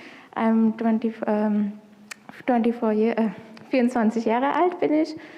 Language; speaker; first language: German; early bilingual, other home language; Punjabi